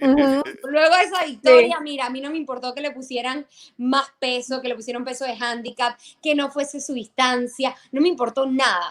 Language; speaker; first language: Spanish; native; Spanish